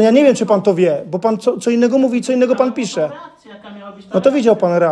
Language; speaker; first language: Polish; non-native, fluent; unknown